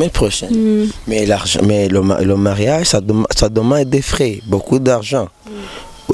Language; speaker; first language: French; non-native, local second language; Rundi